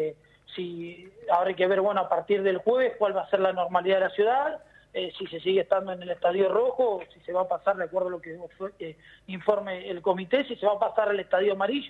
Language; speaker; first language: Spanish; native; Spanish